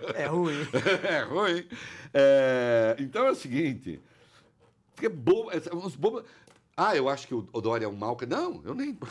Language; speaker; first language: Portuguese; native; Portuguese